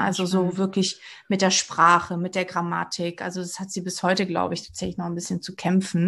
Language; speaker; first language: German; early bilingual, other home language; Portuguese